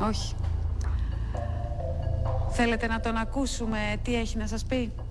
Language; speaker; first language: Greek; native; Greek